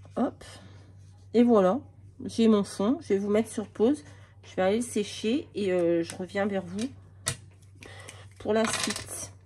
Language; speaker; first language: French; native; French